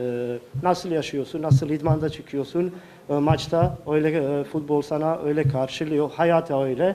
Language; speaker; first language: Turkish; non-native, fluent; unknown